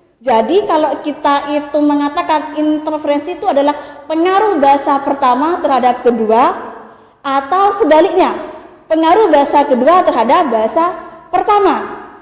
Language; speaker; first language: Indonesian; non-native, local second language; Madurese